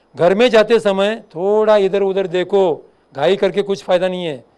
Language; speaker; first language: Hindi; non-native, local second language; Marathi